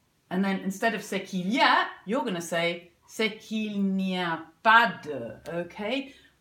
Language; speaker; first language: French; non-native, fluent; English